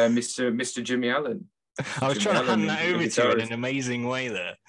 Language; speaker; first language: English; native; English